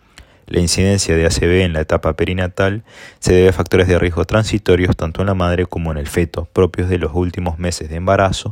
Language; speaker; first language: Spanish; native; Spanish